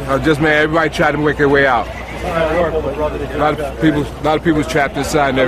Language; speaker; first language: English; native; English